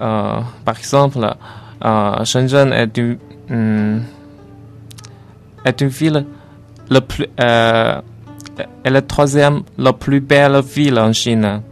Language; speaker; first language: French; non-native, learner; Chinese